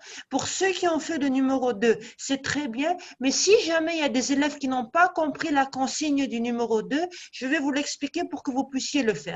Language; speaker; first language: French; non-native, local second language; Arabic